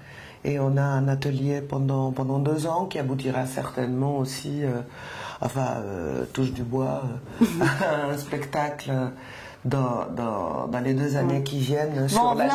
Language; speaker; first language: French; non-native, fluent; Spanish